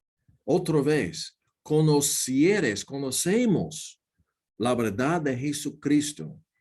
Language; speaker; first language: Spanish; non-native, learner; English